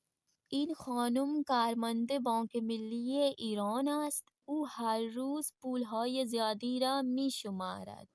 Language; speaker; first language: Persian; non-native, fluent; Urdu